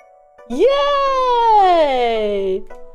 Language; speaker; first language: Japanese; non-native, learner; German